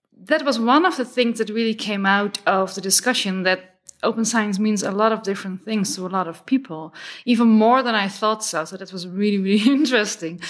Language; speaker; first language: English; non-native, fluent; Dutch